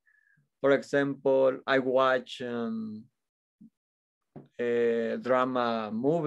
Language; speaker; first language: English; non-native, fluent; Spanish